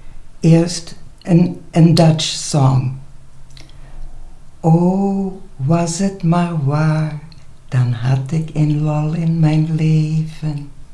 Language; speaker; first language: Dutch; early bilingual, heritage; Dutch